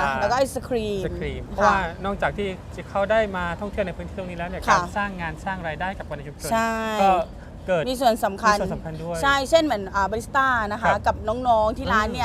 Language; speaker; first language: Thai; native; Thai